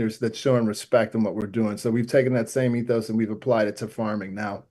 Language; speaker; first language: English; native; English